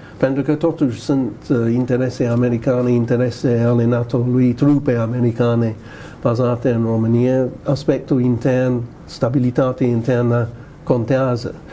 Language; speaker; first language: Romanian; non-native, fluent; English